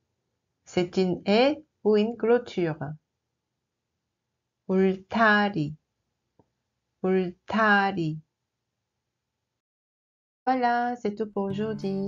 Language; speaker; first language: French; non-native, fluent; Korean